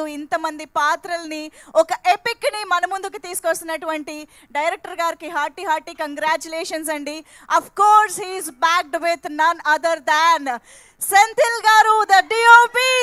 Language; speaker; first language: Telugu; native; Telugu